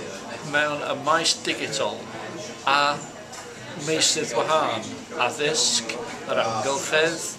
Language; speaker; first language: Welsh; non-native, fluent; English